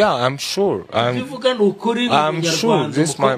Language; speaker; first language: English; non-native, learner; Arabic